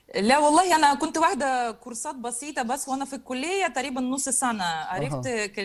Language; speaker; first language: Arabic; non-native, fluent; Russian